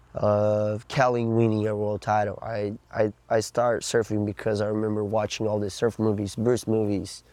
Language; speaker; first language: English; non-native, fluent; Portuguese